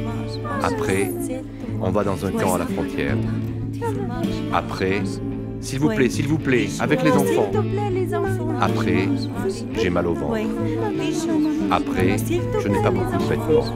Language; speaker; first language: French; non-native, learner; Arabic